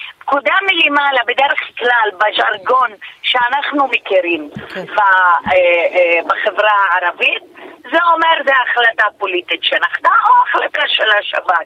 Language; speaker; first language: Hebrew; non-native, local second language; Arabic